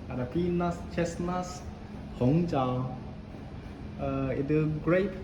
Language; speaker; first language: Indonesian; non-native, learner; Chinese